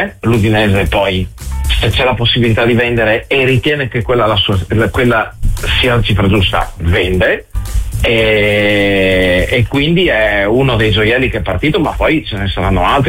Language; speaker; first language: Italian; native; Italian